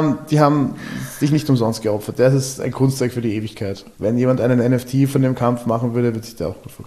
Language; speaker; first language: German; native; German